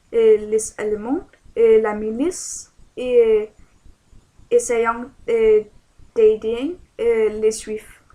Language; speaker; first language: French; non-native, learner; Danish